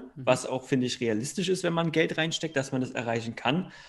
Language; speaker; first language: German; native; German